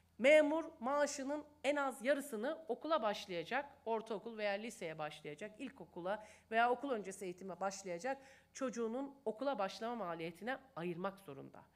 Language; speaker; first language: Turkish; native; Turkish